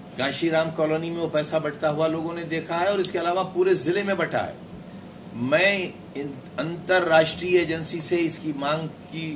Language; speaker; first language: Hindi; native; Hindi